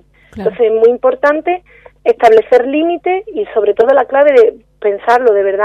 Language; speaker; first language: Spanish; native; Spanish